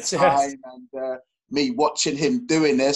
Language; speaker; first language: English; native; English